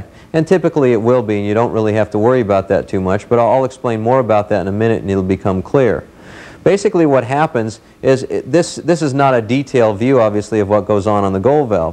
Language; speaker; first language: English; native; English